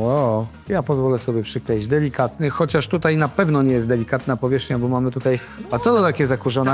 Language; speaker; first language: Polish; native; Polish